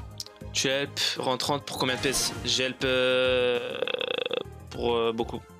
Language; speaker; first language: French; native; French